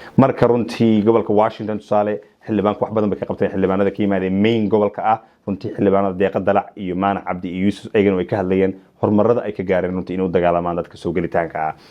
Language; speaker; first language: Somali; early bilingual, heritage; Somali